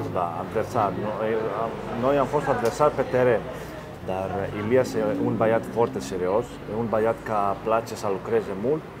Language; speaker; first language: Romanian; non-native, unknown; Greek